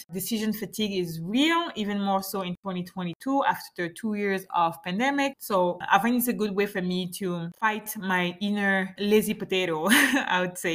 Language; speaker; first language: English; non-native, fluent; French